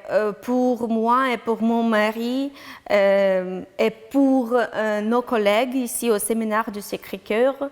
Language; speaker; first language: French; non-native, learner; Ukrainian